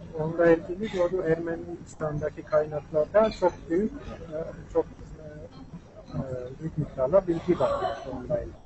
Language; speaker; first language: Turkish; non-native, fluent; Armenian